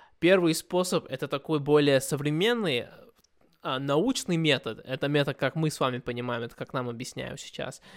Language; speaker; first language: Russian; early bilingual, heritage; Russian